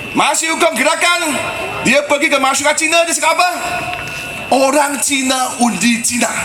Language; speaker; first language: Malay; non-native, local second language; Chinese